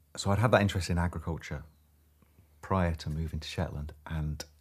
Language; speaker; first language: English; native; English